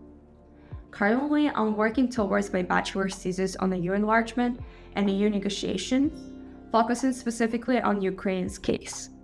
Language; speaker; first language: English; non-native, fluent; Ukrainian